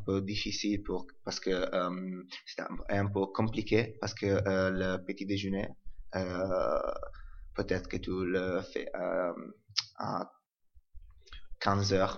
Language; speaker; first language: French; non-native, learner; Italian